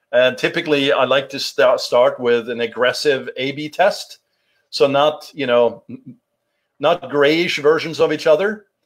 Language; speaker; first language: English; non-native, fluent; Norwegian